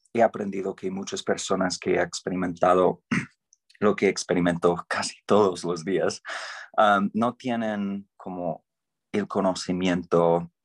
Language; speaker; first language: Spanish; non-native, fluent; English